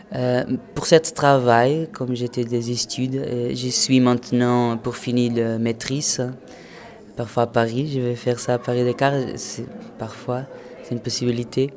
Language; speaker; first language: French; non-native, fluent; Portuguese